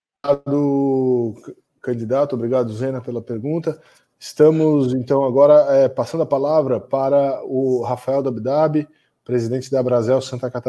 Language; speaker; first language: Portuguese; native; Portuguese